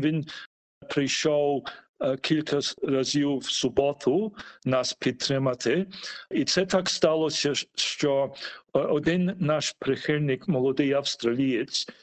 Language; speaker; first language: Ukrainian; early bilingual, heritage; Ukrainian